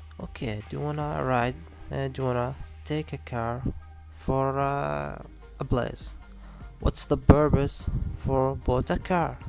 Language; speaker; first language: English; non-native, learner; Arabic